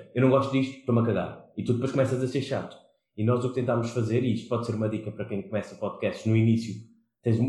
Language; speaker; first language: Portuguese; non-native, local second language; Kabuverdianu